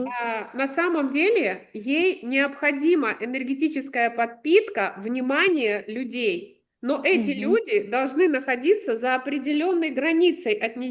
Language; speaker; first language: Russian; native; Russian